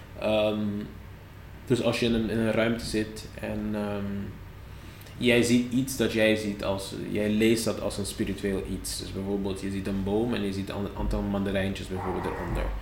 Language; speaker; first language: Dutch; non-native, local second language; Papiamento